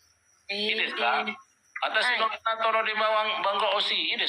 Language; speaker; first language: Japanese; non-native, learner; Indonesian